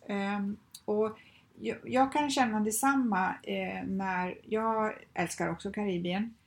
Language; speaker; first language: Swedish; native; Swedish